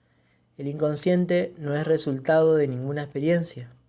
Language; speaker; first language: Spanish; native; Spanish